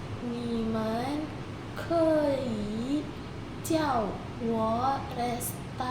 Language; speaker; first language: Chinese; non-native, learner; Indonesian